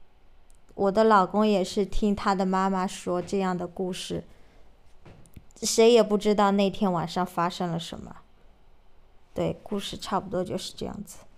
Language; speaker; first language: Chinese; native; Chinese